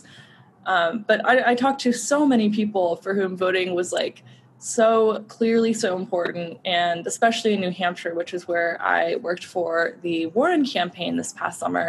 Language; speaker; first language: English; native; English